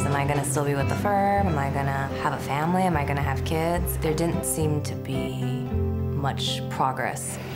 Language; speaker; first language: English; native; English